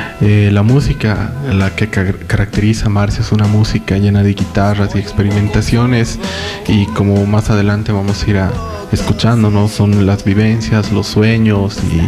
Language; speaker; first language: Spanish; native; Spanish